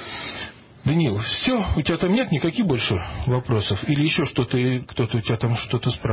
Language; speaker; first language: Russian; native; Russian